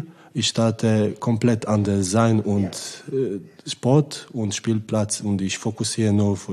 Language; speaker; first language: German; non-native, learner; Polish